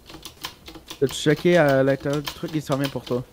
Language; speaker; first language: French; native; French